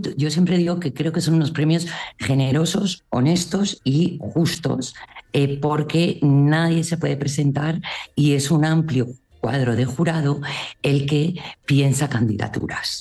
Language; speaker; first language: Spanish; native; Spanish